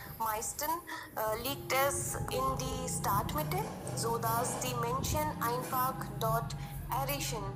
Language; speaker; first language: German; non-native, learner; Hindi